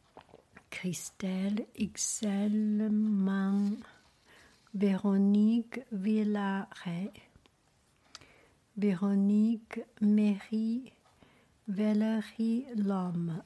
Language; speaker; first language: French; non-native, learner; Chinese